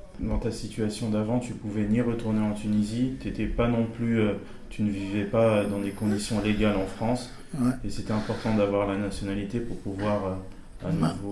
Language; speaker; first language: French; native; French